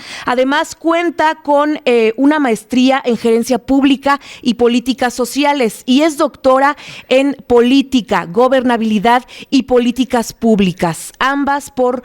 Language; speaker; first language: Spanish; native; Spanish